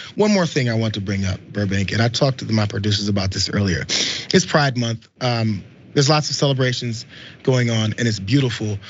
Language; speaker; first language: English; native; English